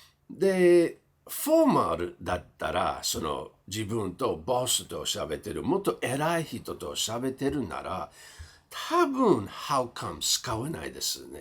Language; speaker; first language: Japanese; non-native, fluent; English